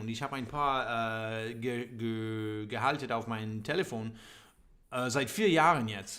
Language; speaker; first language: German; non-native, learner; English